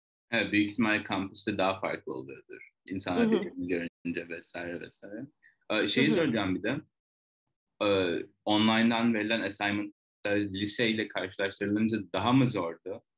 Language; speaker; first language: Turkish; native; Turkish